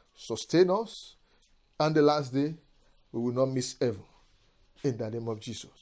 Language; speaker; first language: English; non-native, local second language; Yoruba